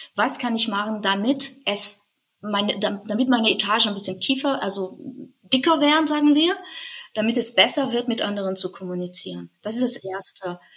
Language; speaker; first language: German; non-native, fluent; French